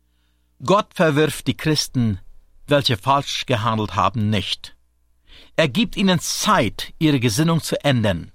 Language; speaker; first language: German; native; German